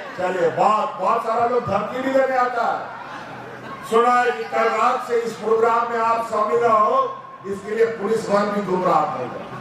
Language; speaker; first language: Hindi; non-native, local second language; Santali